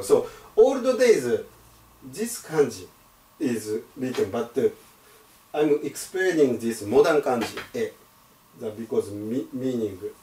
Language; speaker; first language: English; non-native, fluent; Japanese